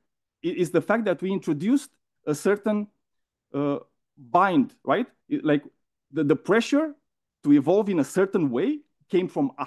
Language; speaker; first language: English; non-native, fluent; Romanian